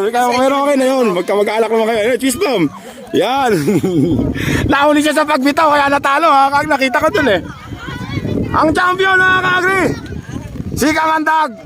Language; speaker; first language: Filipino; native; Filipino